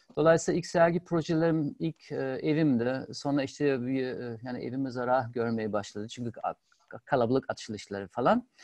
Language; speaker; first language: Turkish; non-native, fluent; German